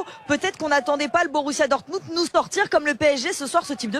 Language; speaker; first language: French; native; French